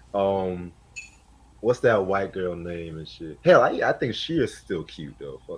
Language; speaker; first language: English; native; English